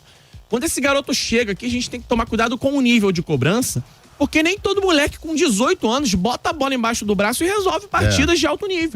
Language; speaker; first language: Portuguese; native; Portuguese